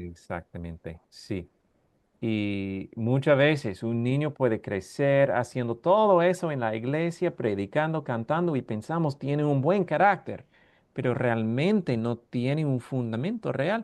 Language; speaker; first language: Spanish; non-native, fluent; English